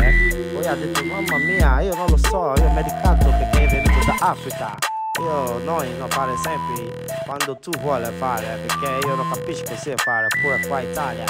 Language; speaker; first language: Italian; non-native, learner; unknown